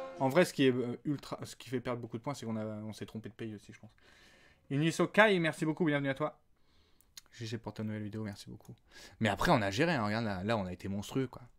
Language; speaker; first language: French; native; French